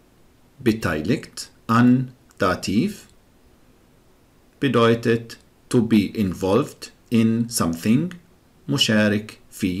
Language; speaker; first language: German; non-native, fluent; Arabic